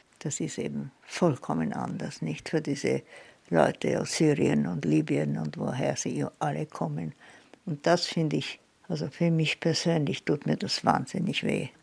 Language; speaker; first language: German; native; German